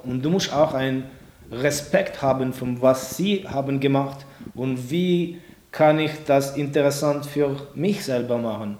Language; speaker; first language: German; non-native, local second language; French